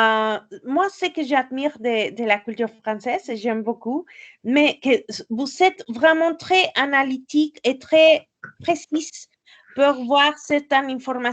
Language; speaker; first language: French; non-native, fluent; Spanish